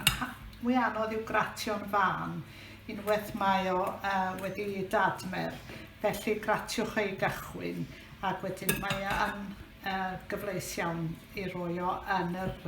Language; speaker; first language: Welsh; native; Welsh